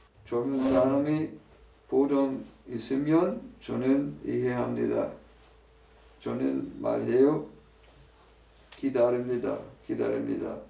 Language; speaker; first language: Korean; non-native, learner; German